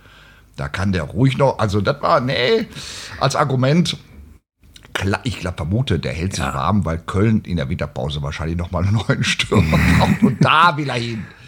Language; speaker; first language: German; native; German